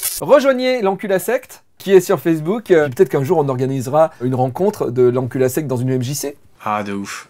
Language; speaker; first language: French; native; French